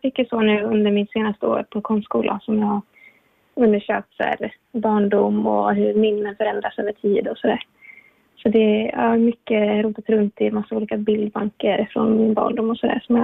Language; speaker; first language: Swedish; native; Swedish